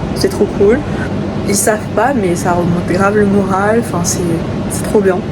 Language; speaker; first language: French; early bilingual, other home language; Vietnamese